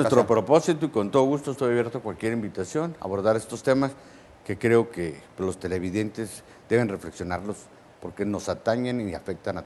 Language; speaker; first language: Spanish; native; Spanish